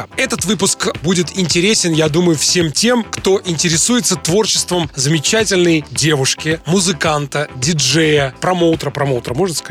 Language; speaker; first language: Russian; native; Russian